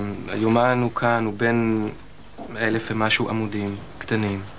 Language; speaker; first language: Hebrew; early bilingual, other home language; Russian